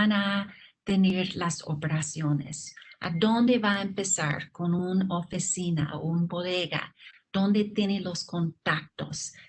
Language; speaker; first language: Spanish; non-native, fluent; English